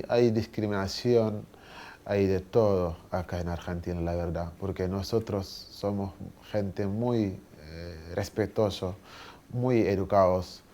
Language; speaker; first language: Spanish; non-native, learner; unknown